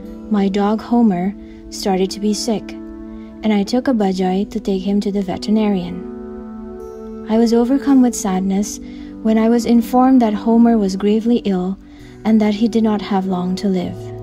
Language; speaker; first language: English; non-native, fluent; Indonesian